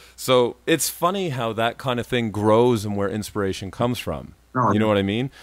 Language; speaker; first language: English; native; English